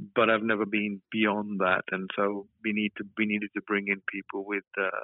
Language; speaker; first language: English; native; English